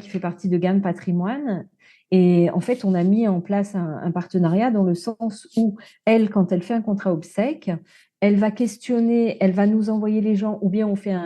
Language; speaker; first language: French; native; French